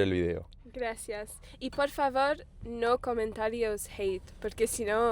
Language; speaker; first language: Spanish; non-native, learner; English